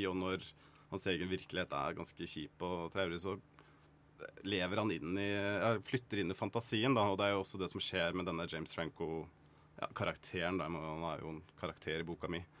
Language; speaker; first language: Norwegian; native; Norwegian